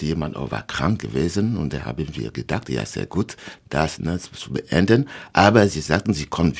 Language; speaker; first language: German; non-native, learner; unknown